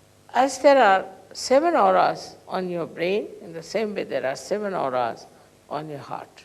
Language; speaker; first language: English; non-native, local second language; Hindi